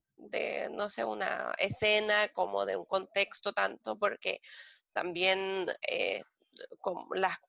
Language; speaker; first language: Spanish; native; Spanish